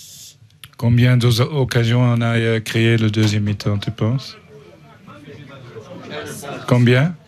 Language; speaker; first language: French; non-native, fluent; Dutch